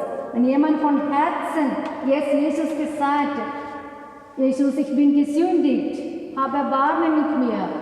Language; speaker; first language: German; non-native, learner; Malayalam